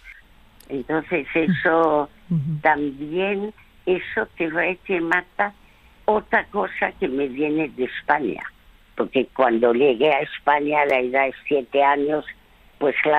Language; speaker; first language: Spanish; early bilingual, other home language; French